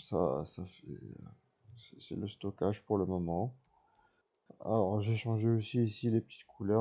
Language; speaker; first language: French; native; French